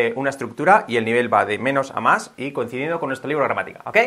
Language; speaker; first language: Spanish; native; Spanish